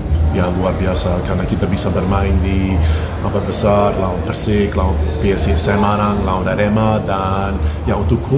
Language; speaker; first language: Indonesian; non-native, fluent; English